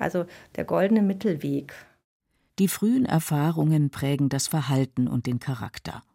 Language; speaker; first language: German; native; German